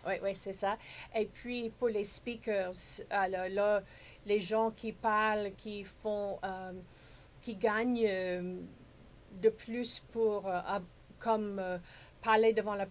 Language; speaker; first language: French; non-native, fluent; English